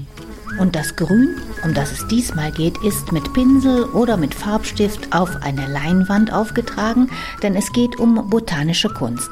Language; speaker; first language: German; native; German